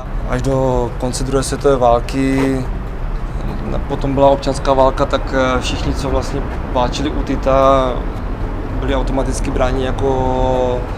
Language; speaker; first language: Czech; early bilingual, other home language; Greek